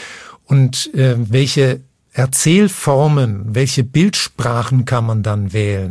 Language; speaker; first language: German; native; German